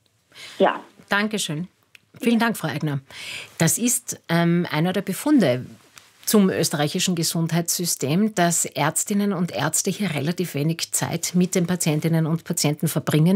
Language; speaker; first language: German; native; German